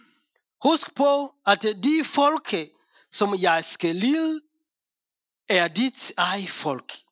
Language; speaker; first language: Danish; non-native, fluent; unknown